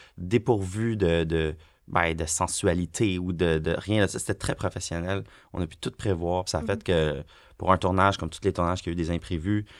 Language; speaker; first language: French; native; French